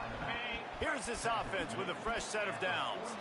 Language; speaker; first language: English; native; English